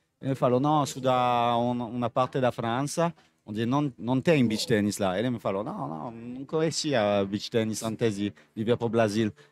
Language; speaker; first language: Portuguese; non-native, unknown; French